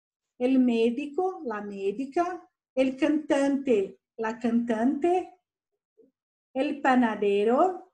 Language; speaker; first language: Spanish; non-native, fluent; Portuguese